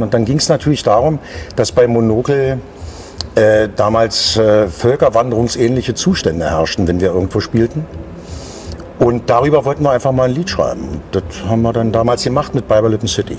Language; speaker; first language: German; native; German